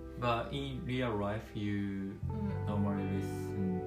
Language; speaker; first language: English; non-native, learner; Japanese